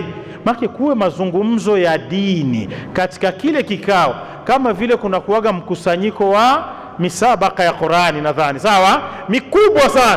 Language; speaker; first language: Swahili; non-native, local second language; Rundi